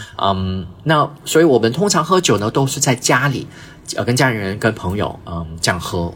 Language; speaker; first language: Chinese; early bilingual, heritage; Chinese